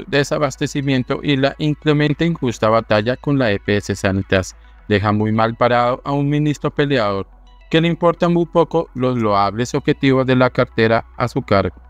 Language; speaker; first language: Spanish; native; Spanish